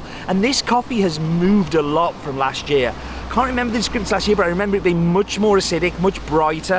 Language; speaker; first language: English; native; English